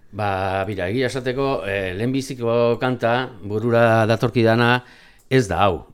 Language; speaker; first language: Basque; non-native, local second language; Spanish